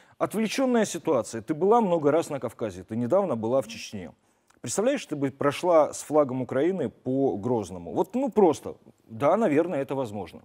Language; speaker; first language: Russian; native; Russian